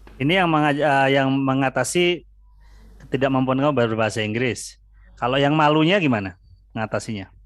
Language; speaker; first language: Indonesian; native; Indonesian